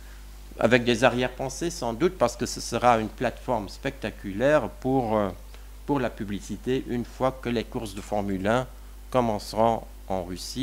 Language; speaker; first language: French; non-native, local second language; Luxembourgish